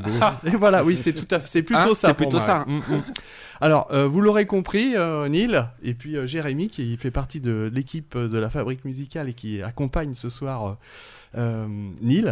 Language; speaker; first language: French; native; French